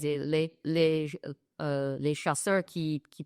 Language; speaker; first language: French; non-native, fluent; English